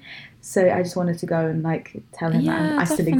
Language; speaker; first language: English; native; English